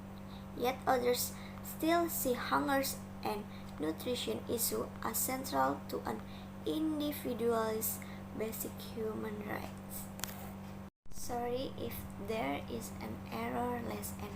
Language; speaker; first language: English; non-native, learner; Indonesian